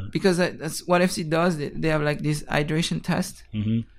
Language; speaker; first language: English; non-native, fluent; French